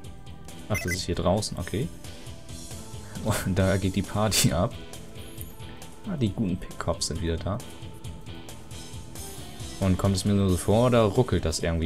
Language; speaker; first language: German; native; German